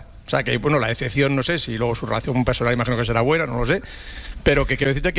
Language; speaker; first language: Spanish; native; Spanish